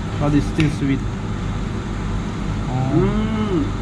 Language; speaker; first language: English; non-native, fluent; Turkish